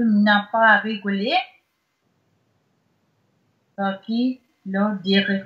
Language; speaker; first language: French; non-native, learner; Russian